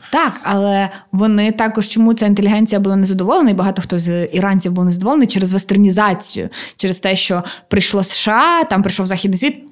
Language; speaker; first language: Ukrainian; native; Ukrainian